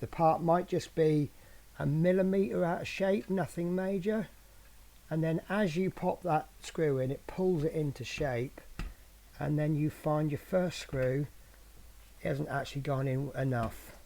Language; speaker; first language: English; native; English